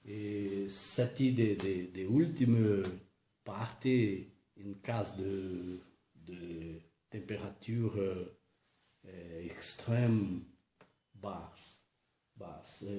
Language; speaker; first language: French; non-native, learner; Portuguese